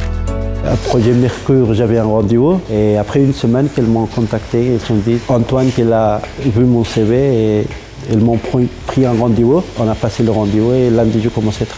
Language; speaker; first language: French; non-native, fluent; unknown